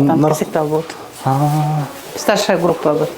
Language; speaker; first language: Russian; non-native, local second language; Kyrgyz